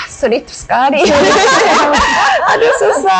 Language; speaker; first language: Indonesian; non-native, fluent; Japanese